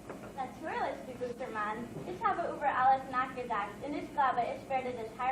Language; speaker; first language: German; non-native, learner; English